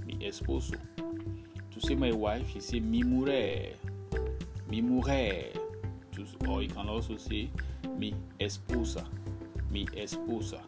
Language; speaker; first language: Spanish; non-native, fluent; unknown